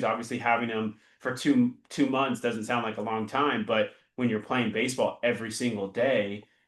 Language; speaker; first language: English; native; English